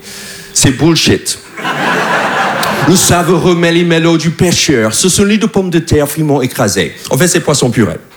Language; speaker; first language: French; non-native, fluent; English